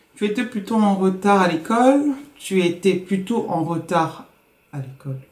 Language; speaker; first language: French; non-native, local second language; Lingala